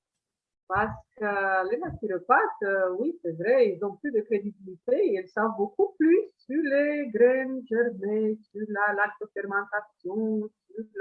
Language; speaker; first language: French; non-native, fluent; Italian